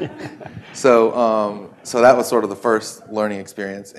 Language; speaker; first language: English; native; English